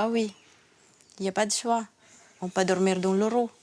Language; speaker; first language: French; non-native, learner; Filipino